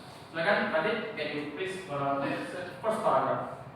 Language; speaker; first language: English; non-native, learner; Indonesian